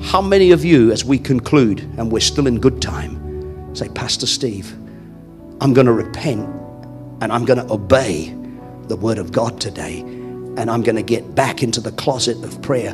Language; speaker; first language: English; native; English